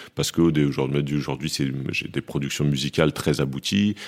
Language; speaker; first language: French; native; French